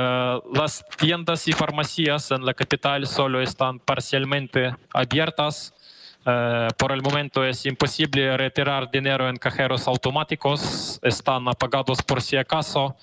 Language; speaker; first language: Spanish; non-native, fluent; Ukrainian